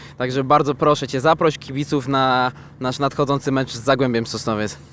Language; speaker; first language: Polish; native; Polish